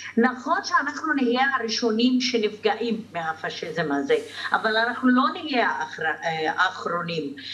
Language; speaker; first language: Hebrew; non-native, local second language; Arabic